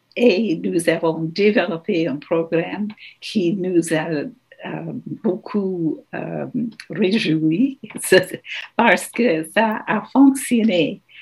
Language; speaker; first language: French; non-native, local second language; English